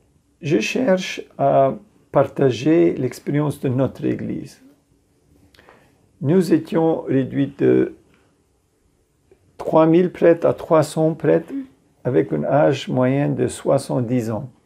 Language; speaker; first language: French; non-native, fluent; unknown